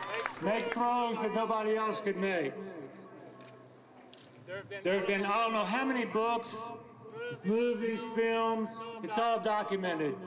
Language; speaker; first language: English; native; English